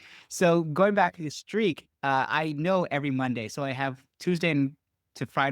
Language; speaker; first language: English; native; English